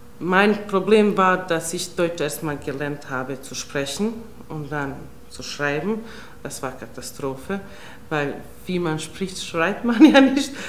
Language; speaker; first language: German; non-native, fluent; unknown